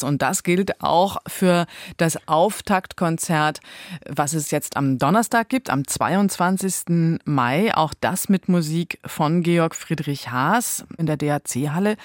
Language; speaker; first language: German; native; German